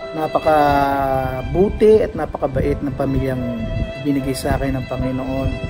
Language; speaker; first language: Filipino; native; Filipino